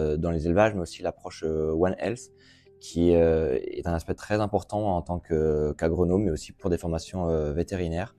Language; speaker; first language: French; native; French